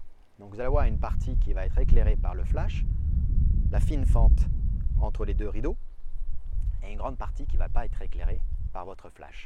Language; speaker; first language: French; native; French